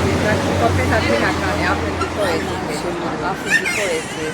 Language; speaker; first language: Greek; non-native, learner; Armenian